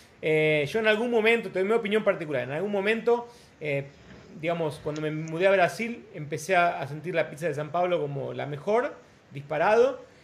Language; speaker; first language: Spanish; non-native, fluent; Portuguese